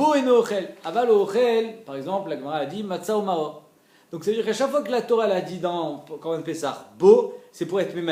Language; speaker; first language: French; native; French